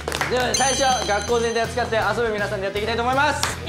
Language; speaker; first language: Japanese; native; Japanese